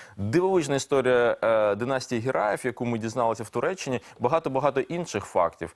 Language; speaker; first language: Ukrainian; non-native, local second language; Russian